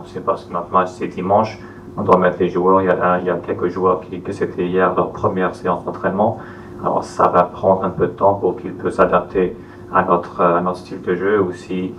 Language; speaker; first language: French; non-native, fluent; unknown